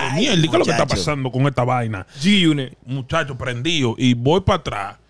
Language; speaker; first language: Spanish; native; Spanish